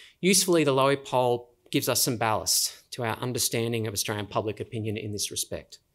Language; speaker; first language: English; native; English